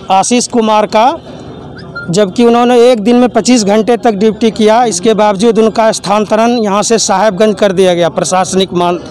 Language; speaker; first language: Hindi; native; Hindi